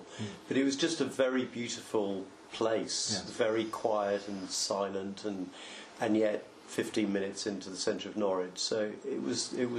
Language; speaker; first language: English; native; English